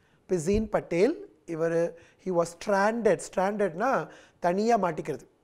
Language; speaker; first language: English; non-native, local second language; Tamil